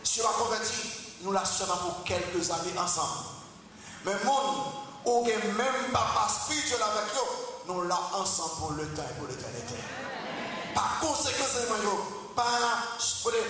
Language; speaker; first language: French; non-native, local second language; Haitian Creole